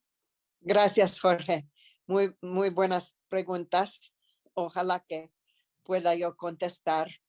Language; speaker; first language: Spanish; non-native, fluent; English